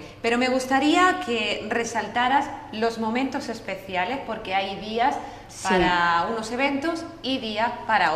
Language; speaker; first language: Spanish; native; Spanish